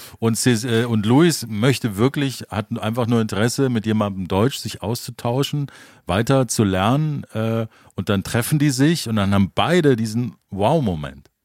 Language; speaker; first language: German; native; German